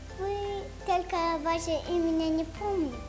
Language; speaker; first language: Russian; non-native, learner; Tajik